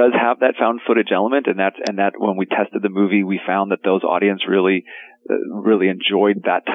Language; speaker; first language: English; native; English